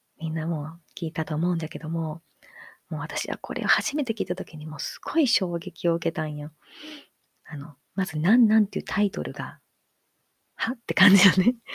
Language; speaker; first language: Japanese; native; Japanese